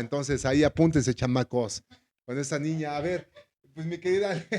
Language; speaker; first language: Spanish; native; Spanish